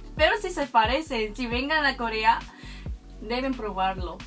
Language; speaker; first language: Spanish; non-native, fluent; Korean